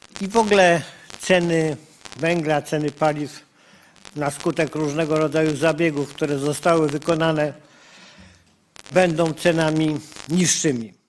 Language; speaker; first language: Polish; native; Polish